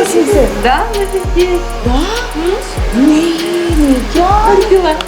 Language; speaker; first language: Russian; non-native, local second language; Kyrgyz